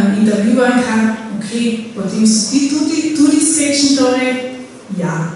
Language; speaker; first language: Slovenian; non-native, local second language; German